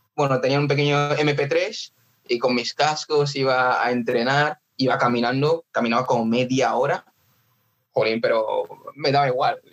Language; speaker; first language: Spanish; early bilingual, other home language; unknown